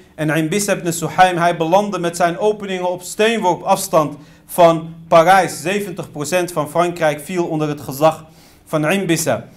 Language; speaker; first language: Dutch; early bilingual, other home language; Riffian